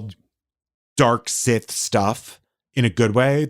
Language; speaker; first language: English; native; English